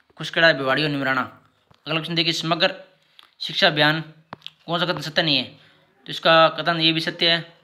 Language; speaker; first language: Hindi; native; Hindi